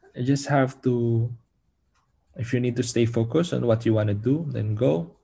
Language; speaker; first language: English; non-native, local second language; Filipino